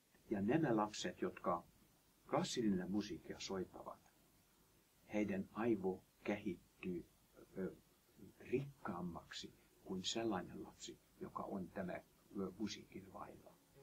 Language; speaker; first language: Finnish; non-native, fluent; Hungarian